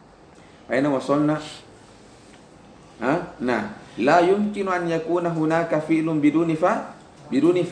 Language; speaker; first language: Arabic; non-native, fluent; Indonesian